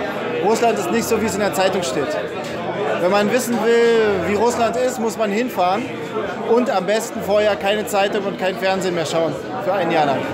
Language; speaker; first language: German; native; German